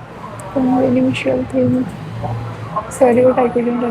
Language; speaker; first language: English; non-native, learner; Marathi